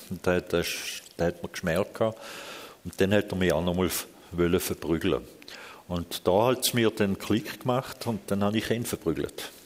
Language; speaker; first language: German; early bilingual, other home language; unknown